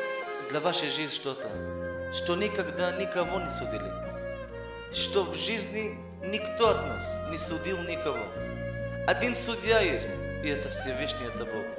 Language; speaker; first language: Russian; early bilingual, heritage; Russian